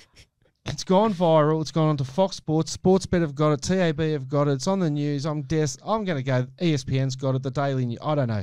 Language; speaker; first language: English; native; English